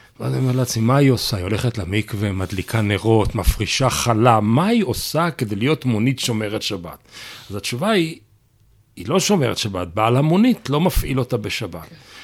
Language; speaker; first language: Hebrew; native; Hebrew